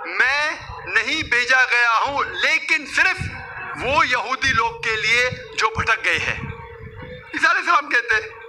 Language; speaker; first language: Hindi; non-native, local second language; Konkani